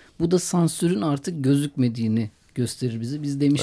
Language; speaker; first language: Turkish; native; Turkish